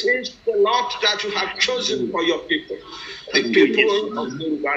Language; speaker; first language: English; non-native, local second language; Yoruba